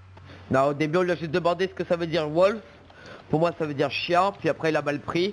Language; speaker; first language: French; native; French